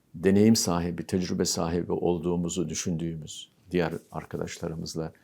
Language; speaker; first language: Turkish; native; Turkish